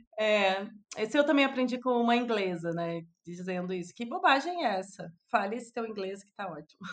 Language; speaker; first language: Portuguese; native; Portuguese